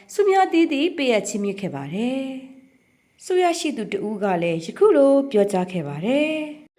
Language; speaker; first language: Burmese; native; Burmese